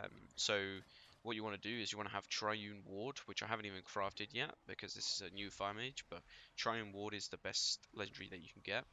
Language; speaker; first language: English; native; English